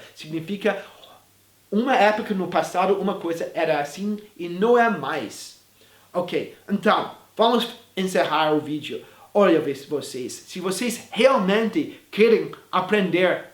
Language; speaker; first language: Portuguese; non-native, fluent; English